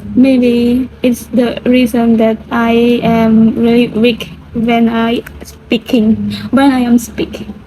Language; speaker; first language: English; non-native, learner; Khmer